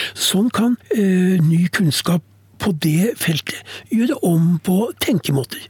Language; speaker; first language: Norwegian; native; Norwegian